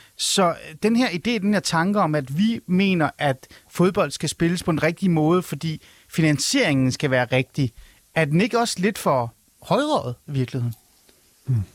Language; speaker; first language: Danish; early bilingual, other home language; Persian